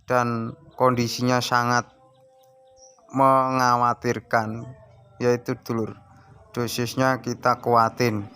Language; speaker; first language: Indonesian; non-native, local second language; Javanese